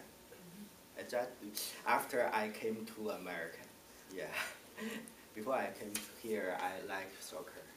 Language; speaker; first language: English; non-native, learner; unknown